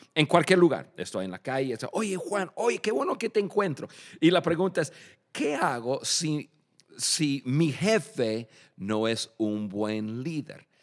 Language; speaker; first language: Spanish; non-native, fluent; English